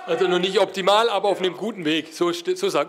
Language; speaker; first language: German; native; German